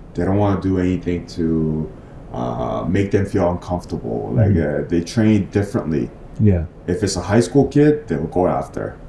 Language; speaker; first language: English; non-native, fluent; Korean